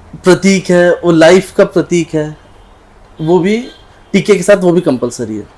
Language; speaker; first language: Hindi; non-native, local second language; Nepali